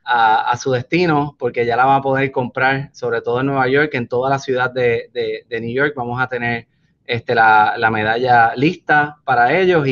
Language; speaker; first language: Spanish; native; Spanish